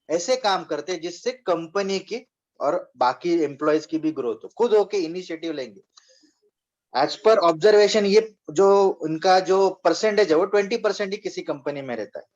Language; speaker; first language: Hindi; non-native, local second language; Marathi